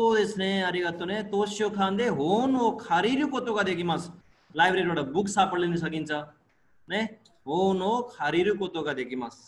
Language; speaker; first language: Japanese; non-native, fluent; Nepali